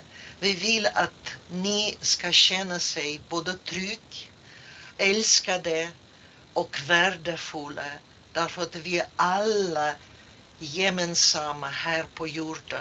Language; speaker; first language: Swedish; non-native, fluent; Russian